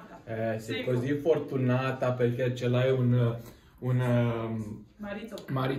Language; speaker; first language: Italian; non-native, learner; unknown